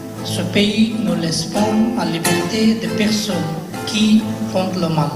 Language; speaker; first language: French; non-native, learner; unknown